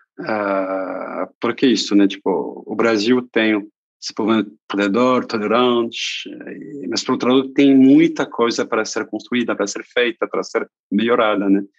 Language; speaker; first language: Portuguese; non-native, fluent; French